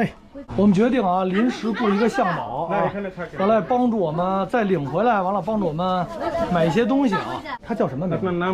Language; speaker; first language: Chinese; native; Chinese